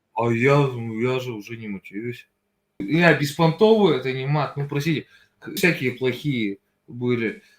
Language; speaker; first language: Russian; native; Russian